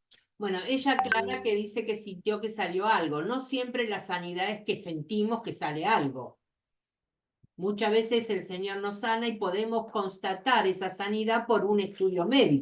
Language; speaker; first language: Spanish; native; Spanish